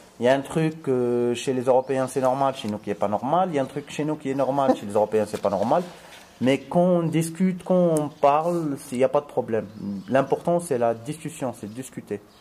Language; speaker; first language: French; non-native, local second language; Arabic